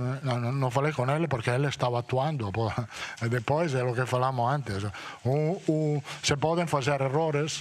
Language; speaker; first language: Portuguese; non-native, learner; Italian